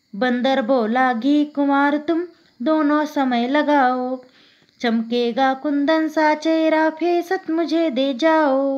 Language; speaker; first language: Hindi; non-native, local second language; Marathi